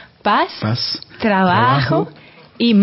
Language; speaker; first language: Spanish; non-native, fluent; Russian